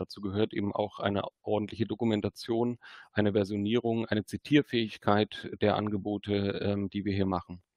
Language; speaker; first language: German; native; German